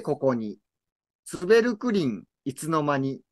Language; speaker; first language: Japanese; native; Japanese